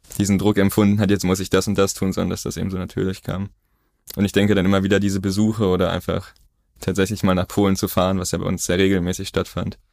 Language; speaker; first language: German; native; German